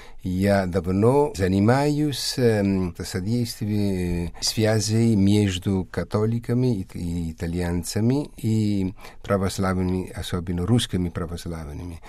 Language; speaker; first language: Russian; non-native, fluent; Italian